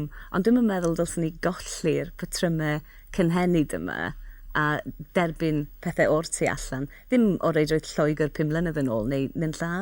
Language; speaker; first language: Welsh; native; Welsh